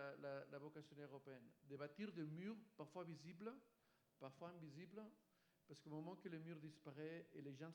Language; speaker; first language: French; non-native, fluent; Spanish